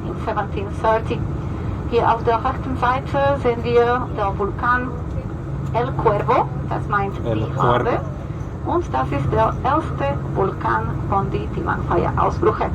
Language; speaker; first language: German; non-native, fluent; Spanish